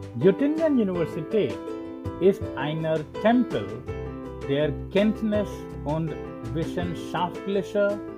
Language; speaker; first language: German; non-native, learner; English